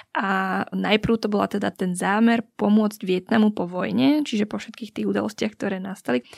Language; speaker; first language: Slovak; early bilingual, other home language; Vietnamese